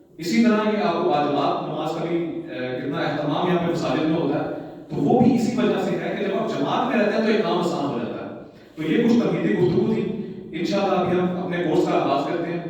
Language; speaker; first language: Urdu; non-native, local second language; Punjabi